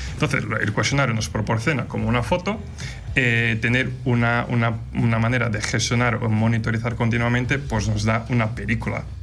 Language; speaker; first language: Spanish; non-native, fluent; Portuguese